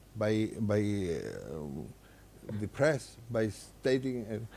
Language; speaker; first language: English; non-native, fluent; Greek